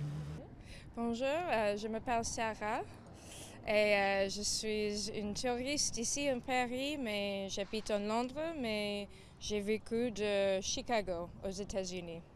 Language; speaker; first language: French; non-native, learner; English